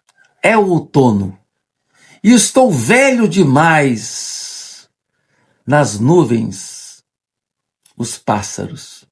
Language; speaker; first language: Portuguese; native; Portuguese